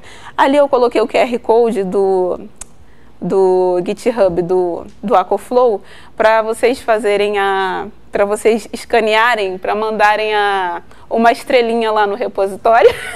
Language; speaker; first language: Portuguese; native; Portuguese